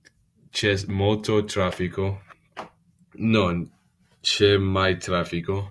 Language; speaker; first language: Italian; non-native, learner; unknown